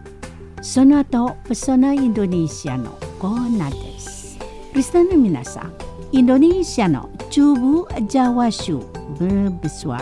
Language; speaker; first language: Japanese; non-native, fluent; Indonesian